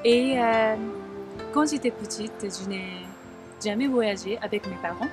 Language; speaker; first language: French; non-native, learner; Japanese